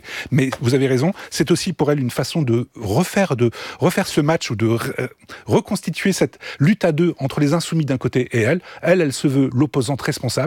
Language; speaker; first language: French; native; French